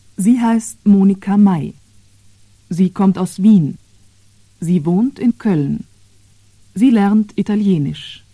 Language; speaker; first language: German; native; German